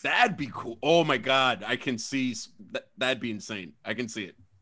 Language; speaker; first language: English; early bilingual, other home language; Spanish